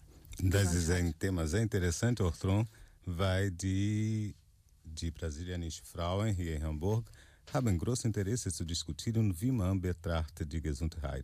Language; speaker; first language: German; non-native, fluent; Portuguese